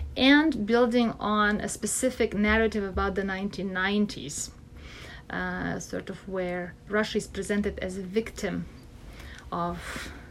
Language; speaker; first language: English; non-native, fluent; Russian